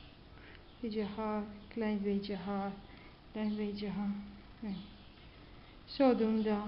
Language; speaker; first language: Dutch; non-native, learner; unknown